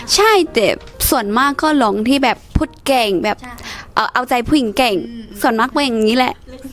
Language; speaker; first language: Thai; non-native, fluent; Chinese